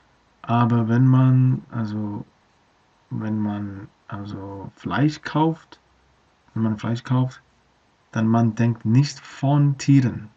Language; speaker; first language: German; non-native, learner; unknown